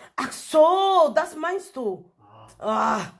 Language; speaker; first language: German; non-native, learner; French